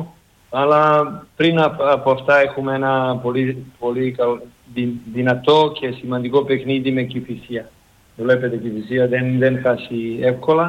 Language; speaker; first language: Greek; non-native, learner; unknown